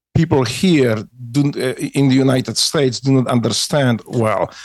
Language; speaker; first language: English; non-native, fluent; Polish